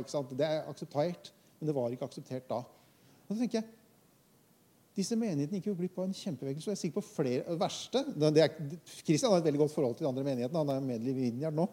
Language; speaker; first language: Norwegian; native; Norwegian